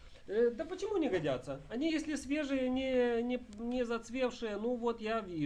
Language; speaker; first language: Russian; native; Russian